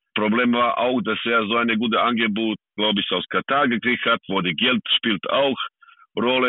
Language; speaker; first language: German; non-native, fluent; Serbian